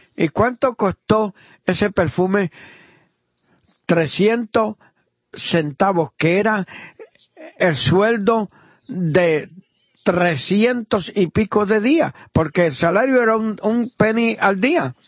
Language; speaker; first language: Spanish; non-native, fluent; Italian